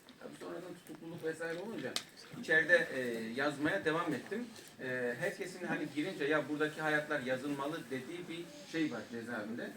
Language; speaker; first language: Turkish; non-native, local second language; Kurdish